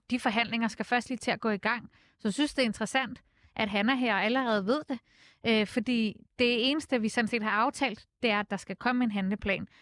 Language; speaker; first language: Danish; native; Danish